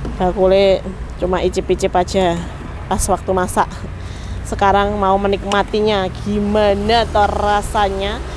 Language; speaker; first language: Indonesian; non-native, local second language; Javanese